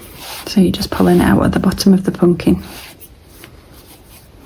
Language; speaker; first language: English; native; English